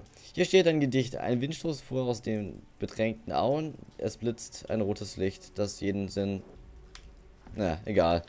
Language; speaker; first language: German; native; German